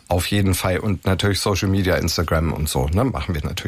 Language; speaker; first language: German; native; German